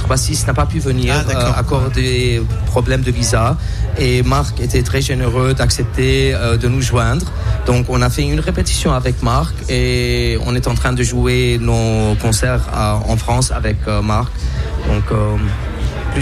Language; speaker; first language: French; non-native, local second language; Armenian